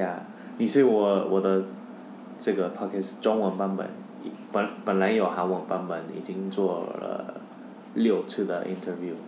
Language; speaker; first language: Chinese; non-native, fluent; Korean